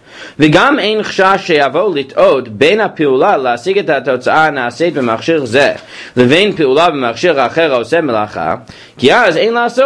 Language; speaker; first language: Hebrew; non-native, fluent; English